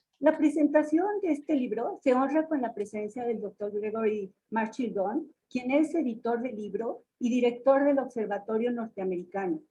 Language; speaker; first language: Spanish; native; Spanish